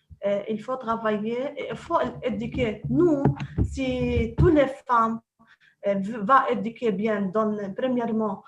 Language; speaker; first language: French; non-native, local second language; Arabic